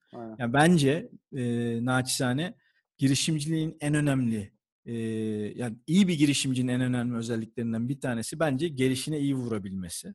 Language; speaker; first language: Turkish; native; Turkish